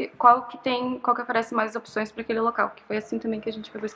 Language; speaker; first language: Portuguese; native; Portuguese